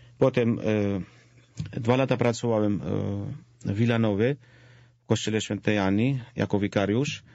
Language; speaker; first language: Polish; non-native, fluent; Georgian